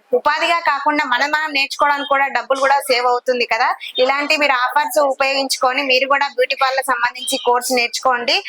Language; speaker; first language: Telugu; native; Telugu